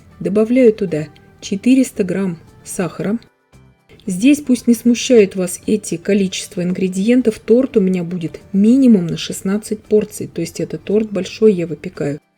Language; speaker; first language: Russian; native; Russian